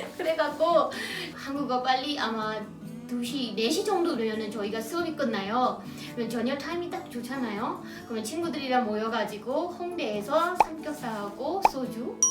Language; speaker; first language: Korean; non-native, fluent; Burmese